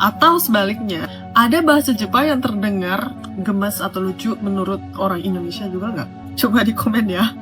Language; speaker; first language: Indonesian; non-native, fluent; Japanese